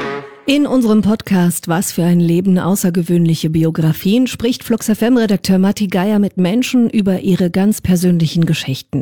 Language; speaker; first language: German; native; German